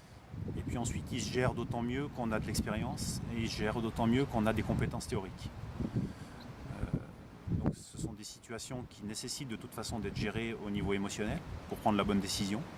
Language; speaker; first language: French; native; French